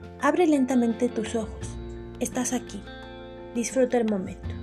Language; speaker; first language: Spanish; native; Spanish